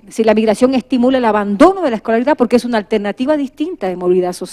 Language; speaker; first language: Spanish; native; Spanish